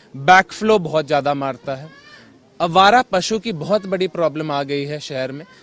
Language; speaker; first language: Hindi; native; Hindi